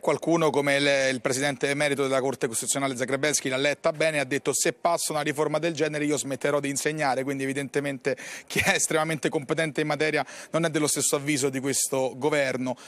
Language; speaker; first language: Italian; native; Italian